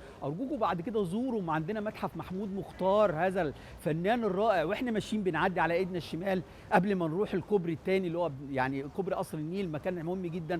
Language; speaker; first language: Egyptian Arabic; native; Egyptian Arabic